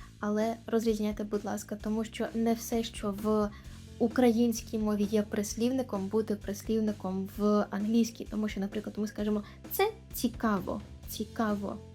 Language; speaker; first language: Ukrainian; native; Ukrainian